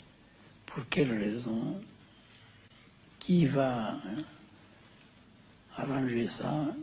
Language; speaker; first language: French; non-native, fluent; Amharic